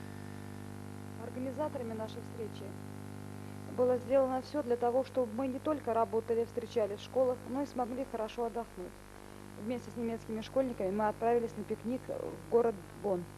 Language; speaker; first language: Russian; native; Russian